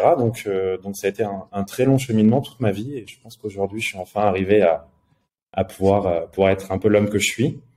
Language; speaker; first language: French; native; French